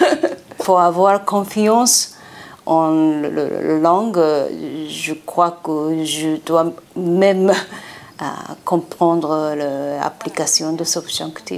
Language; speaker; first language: French; non-native, learner; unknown